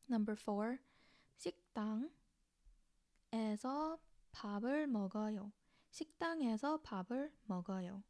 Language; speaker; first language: Korean; non-native, learner; English